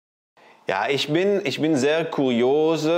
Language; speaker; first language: German; non-native, learner; Italian